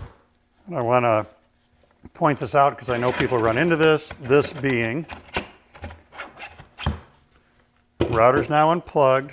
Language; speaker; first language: English; native; English